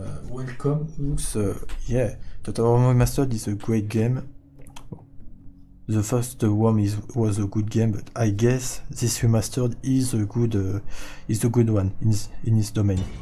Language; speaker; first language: English; non-native, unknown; French